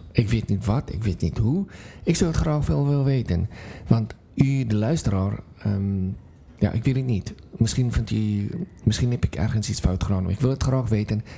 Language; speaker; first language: Dutch; non-native, fluent; Afrikaans